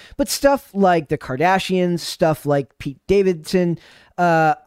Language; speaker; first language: English; native; English